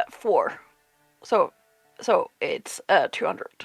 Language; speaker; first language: English; non-native, fluent; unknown